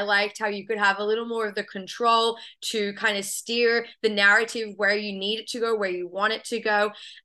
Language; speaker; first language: English; native; English